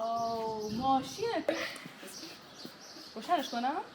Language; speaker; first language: Persian; native; Persian